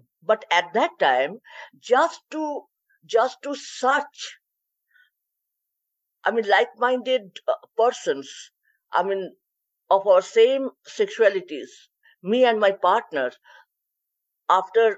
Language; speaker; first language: English; non-native, local second language; Bangla